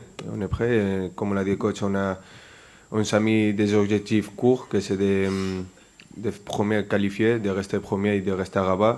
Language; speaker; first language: French; non-native, fluent; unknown